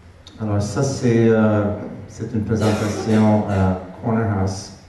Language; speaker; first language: French; non-native, fluent; Hungarian